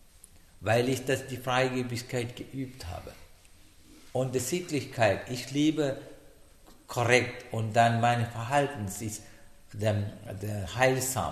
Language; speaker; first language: German; non-native, learner; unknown